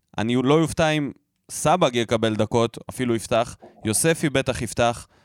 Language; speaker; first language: Hebrew; native; Hebrew